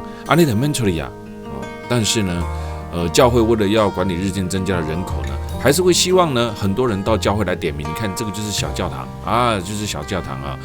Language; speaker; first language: Chinese; native; Chinese